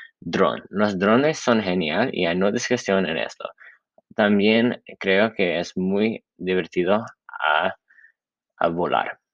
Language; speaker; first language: Spanish; non-native, learner; English